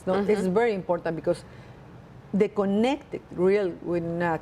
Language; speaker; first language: English; non-native, learner; Spanish